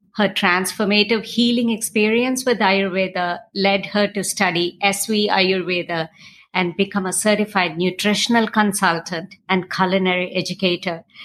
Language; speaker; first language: English; non-native, local second language; Tamil